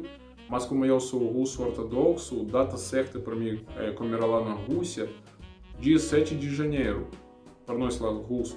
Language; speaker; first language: Portuguese; non-native, learner; Russian